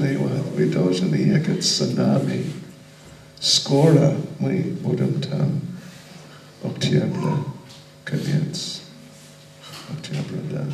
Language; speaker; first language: Russian; non-native, learner; English